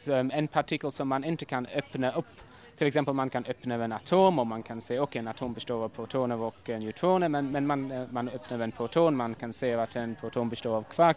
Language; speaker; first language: Swedish; non-native, fluent; English